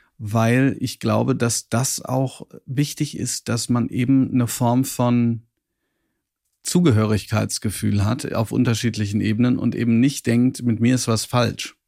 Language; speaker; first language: German; native; German